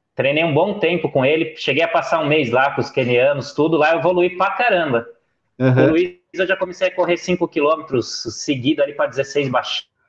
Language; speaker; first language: Portuguese; native; Portuguese